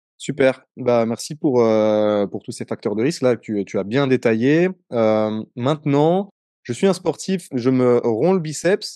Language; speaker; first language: French; native; French